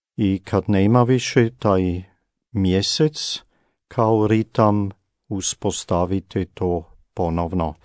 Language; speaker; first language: Croatian; non-native, fluent; German